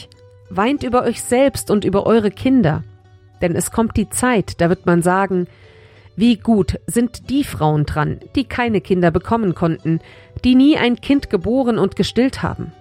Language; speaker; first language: German; native; German